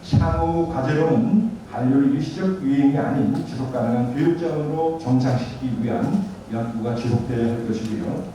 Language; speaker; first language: Korean; native; Korean